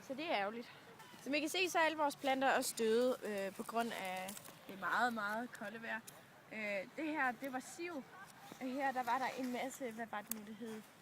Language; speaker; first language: Danish; native; Danish